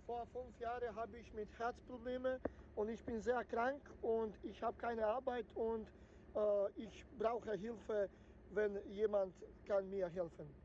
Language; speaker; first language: German; non-native, learner; Bosnian